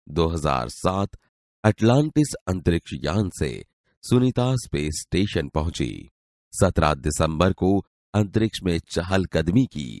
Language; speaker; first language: Hindi; non-native, local second language; Gujarati